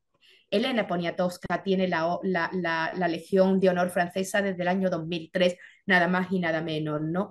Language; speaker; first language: Spanish; native; Spanish